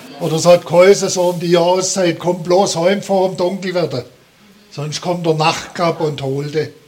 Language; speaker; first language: German; native; German